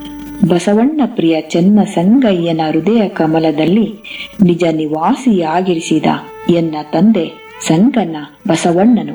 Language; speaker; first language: Kannada; native; Kannada